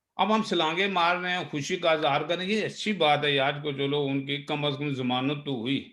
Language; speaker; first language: Urdu; non-native, local second language; Punjabi